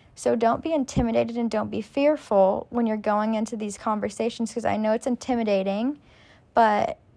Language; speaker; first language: English; native; English